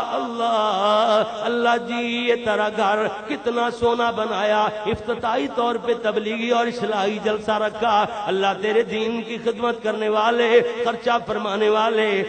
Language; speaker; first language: Urdu; non-native, local second language; Punjabi